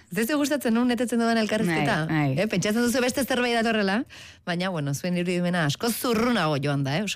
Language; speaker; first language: Basque; native; Basque